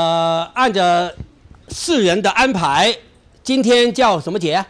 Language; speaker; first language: Chinese; native; Chinese